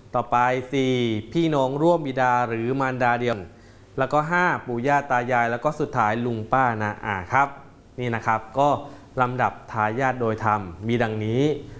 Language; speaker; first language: Thai; native; Thai